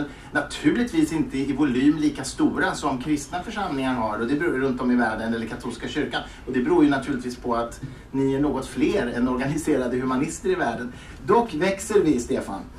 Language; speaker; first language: Swedish; native; Swedish